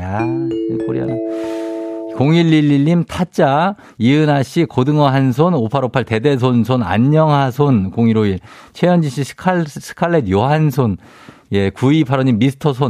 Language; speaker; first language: Korean; native; Korean